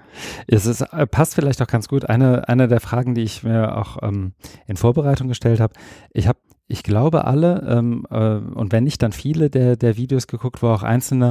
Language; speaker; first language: German; native; German